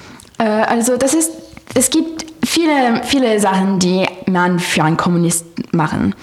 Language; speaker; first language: German; non-native, learner; French